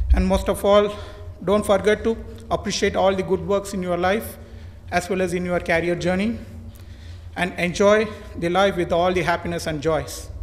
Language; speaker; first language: English; non-native, local second language; Tamil